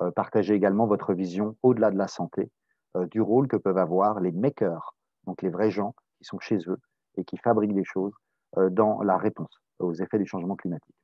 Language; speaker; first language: French; native; French